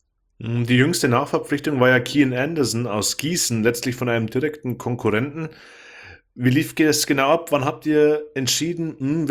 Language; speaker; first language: German; native; German